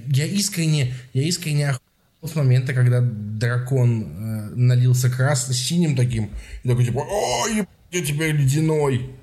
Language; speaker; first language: Russian; native; Russian